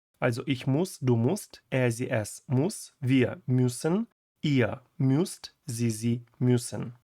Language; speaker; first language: German; non-native, fluent; Ukrainian